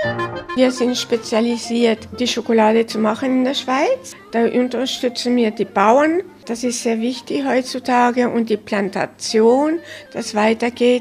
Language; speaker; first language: German; early bilingual, heritage; German